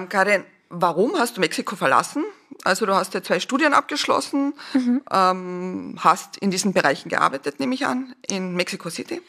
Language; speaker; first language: German; native; German